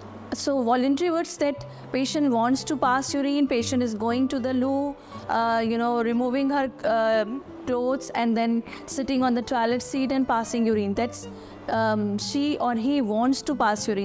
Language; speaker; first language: English; non-native, local second language; Hindi